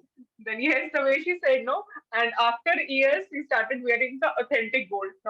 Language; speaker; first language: English; non-native, local second language; Hindi